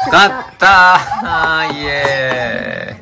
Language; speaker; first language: Japanese; native; Japanese